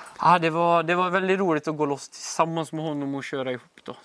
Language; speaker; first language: Swedish; native; Swedish